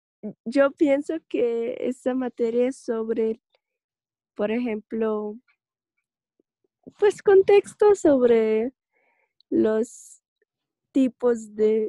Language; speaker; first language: Spanish; non-native, learner; Russian